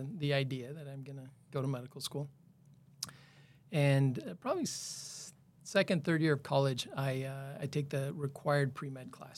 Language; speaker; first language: English; native; English